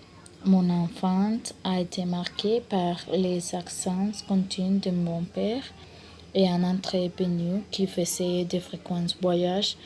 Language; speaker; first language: French; non-native, learner; Spanish